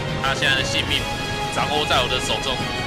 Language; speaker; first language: Chinese; native; Chinese